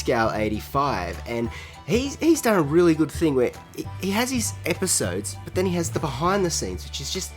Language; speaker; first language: English; native; English